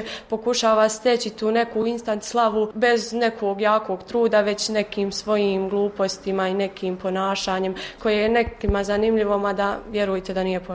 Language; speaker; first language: Croatian; native; Croatian